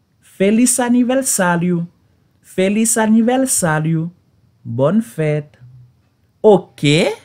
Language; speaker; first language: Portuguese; non-native, learner; Haitian Creole